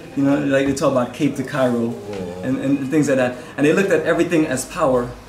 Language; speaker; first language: English; native; English